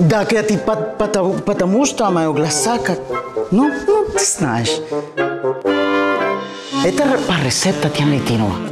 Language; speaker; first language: Russian; non-native, learner; Spanish